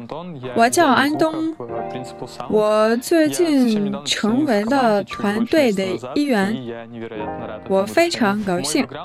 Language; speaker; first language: Chinese; non-native, learner; Russian